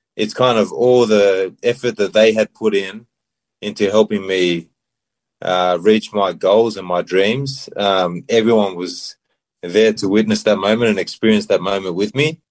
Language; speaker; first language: English; early bilingual, other home language; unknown